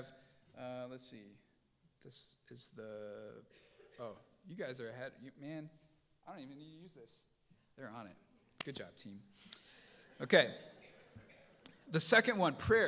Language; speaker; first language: English; native; English